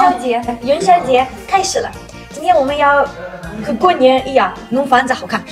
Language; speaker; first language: Chinese; non-native, learner; Ukrainian